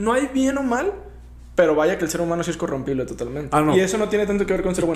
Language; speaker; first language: Spanish; native; Spanish